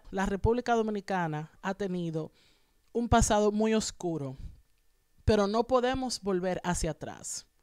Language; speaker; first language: Spanish; native; Spanish